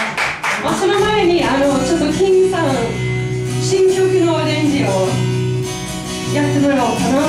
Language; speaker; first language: Japanese; non-native, fluent; English